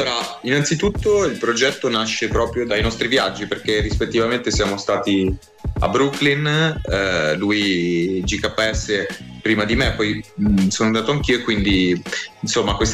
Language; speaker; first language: Italian; native; Italian